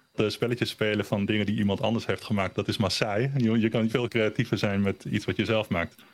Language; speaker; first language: Dutch; early bilingual, other home language; German